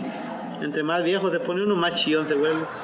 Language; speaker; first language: Spanish; native; Spanish